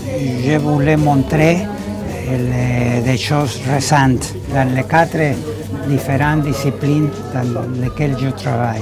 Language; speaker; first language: French; non-native, learner; Spanish